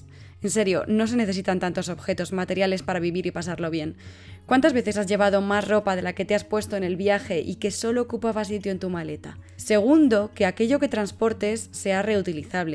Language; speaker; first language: Spanish; native; Spanish